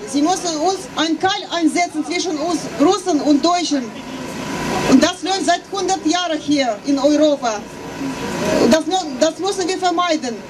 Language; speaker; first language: German; non-native, fluent; Russian